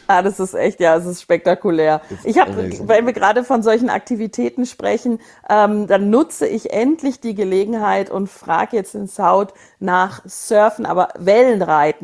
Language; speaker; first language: German; native; German